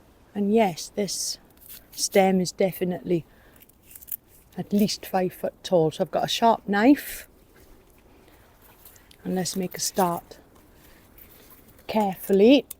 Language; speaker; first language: English; native; English